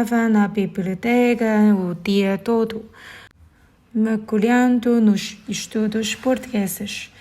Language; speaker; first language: Portuguese; non-native, learner; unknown